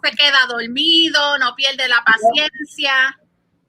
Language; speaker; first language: Spanish; early bilingual, heritage; Spanish